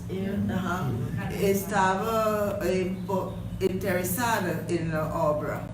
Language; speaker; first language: Spanish; non-native, fluent; English